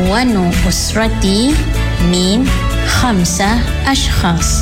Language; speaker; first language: Arabic; non-native, fluent; Malay